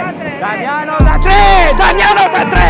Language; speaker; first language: Italian; native; Italian